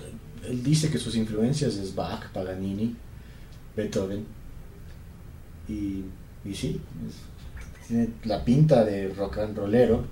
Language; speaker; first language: Spanish; native; Spanish